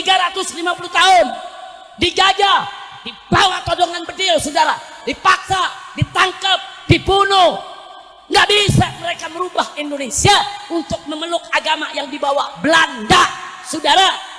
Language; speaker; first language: Indonesian; native; Indonesian